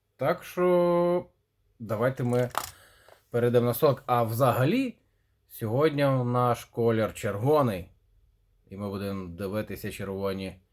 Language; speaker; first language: Ukrainian; non-native, local second language; Russian